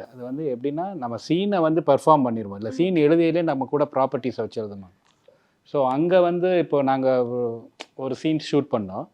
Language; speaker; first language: Tamil; native; Tamil